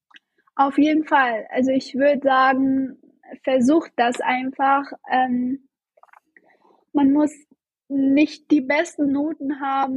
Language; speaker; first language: German; non-native, fluent; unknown